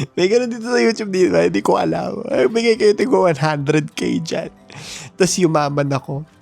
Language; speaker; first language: Filipino; native; Filipino